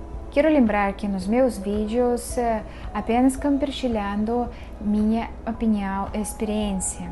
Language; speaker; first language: Portuguese; non-native, fluent; Russian